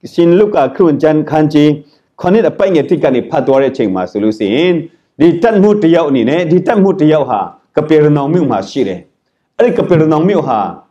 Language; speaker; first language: Burmese; non-native, local second language; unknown